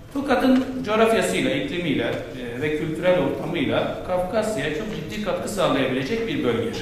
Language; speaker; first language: Turkish; native; Turkish